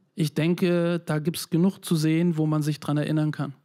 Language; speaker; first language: German; native; German